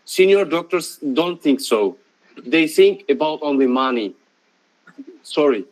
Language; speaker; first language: English; non-native, fluent; Russian